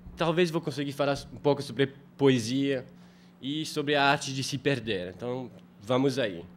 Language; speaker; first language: Portuguese; non-native, fluent; French